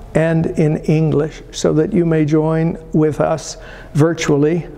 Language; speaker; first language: English; early bilingual, other home language; Italian